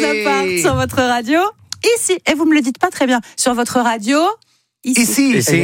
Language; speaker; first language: French; native; French